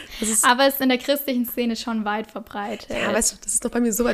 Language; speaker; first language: German; native; German